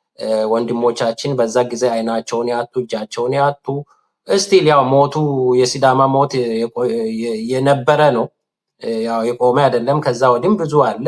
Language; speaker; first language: Amharic; non-native, local second language; Sidamo